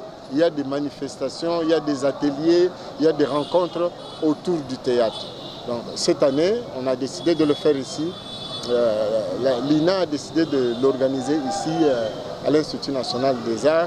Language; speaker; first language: French; non-native, local second language; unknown